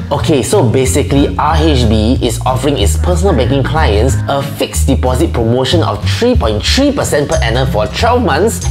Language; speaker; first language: English; native; English